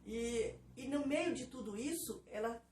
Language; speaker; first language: Portuguese; native; Portuguese